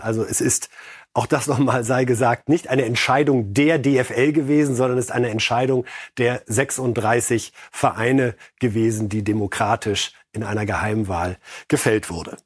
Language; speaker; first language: German; native; German